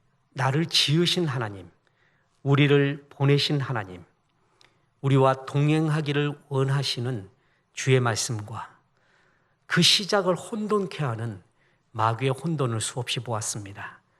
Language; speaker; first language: Korean; native; Korean